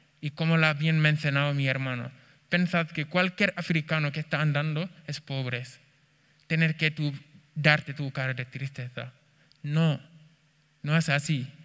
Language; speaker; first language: Spanish; non-native, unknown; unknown